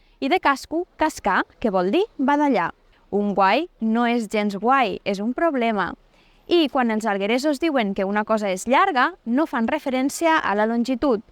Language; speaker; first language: Catalan; native; Catalan